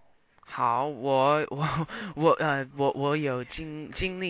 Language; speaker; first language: Chinese; non-native, learner; English